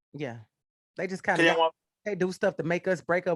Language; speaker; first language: English; native; English